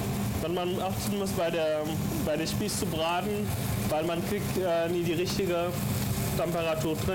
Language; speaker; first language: German; non-native, fluent; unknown